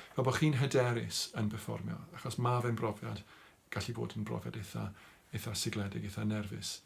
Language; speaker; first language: Welsh; non-native, local second language; English